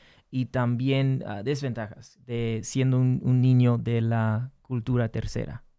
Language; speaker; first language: Spanish; early bilingual, heritage; English